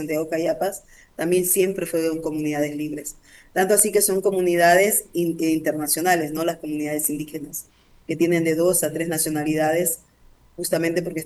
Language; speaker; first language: Spanish; native; Spanish